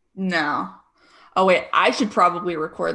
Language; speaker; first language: English; native; English